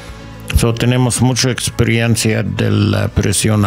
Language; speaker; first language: Spanish; non-native, learner; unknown